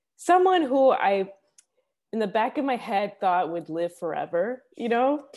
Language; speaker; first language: English; native; English